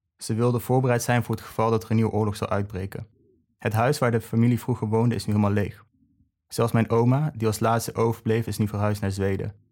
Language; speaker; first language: Dutch; early bilingual, other home language; Serbian